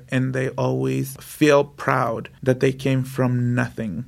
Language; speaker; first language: English; non-native, fluent; Spanish